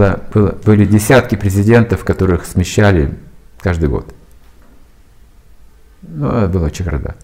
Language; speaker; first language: Russian; native; Russian